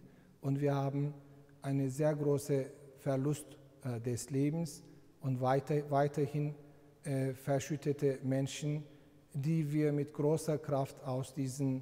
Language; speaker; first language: German; non-native, fluent; Turkish